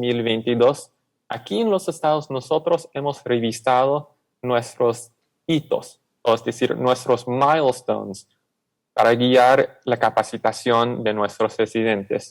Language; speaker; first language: Spanish; non-native, fluent; English